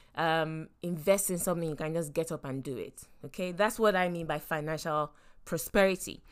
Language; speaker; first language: English; non-native, local second language; Yoruba